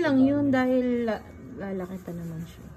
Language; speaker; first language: Filipino; native; Filipino